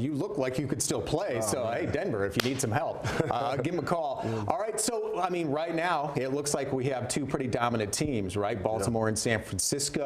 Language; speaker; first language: English; native; English